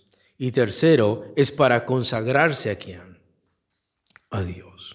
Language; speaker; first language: Spanish; native; Spanish